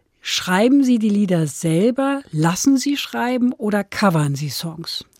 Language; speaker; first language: German; native; German